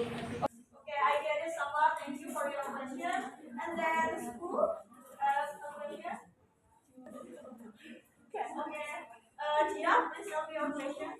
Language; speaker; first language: English; non-native, learner; Indonesian